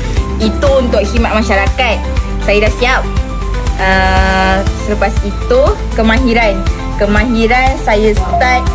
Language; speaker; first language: Malay; native; Malay